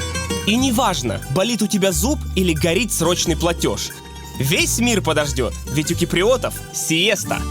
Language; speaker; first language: Russian; native; Russian